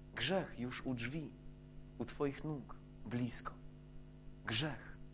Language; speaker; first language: Polish; non-native, fluent; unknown